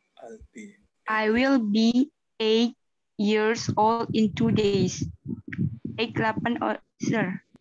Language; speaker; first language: English; non-native, learner; Indonesian